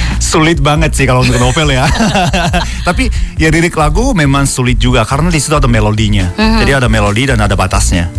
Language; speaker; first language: Indonesian; non-native, fluent; Japanese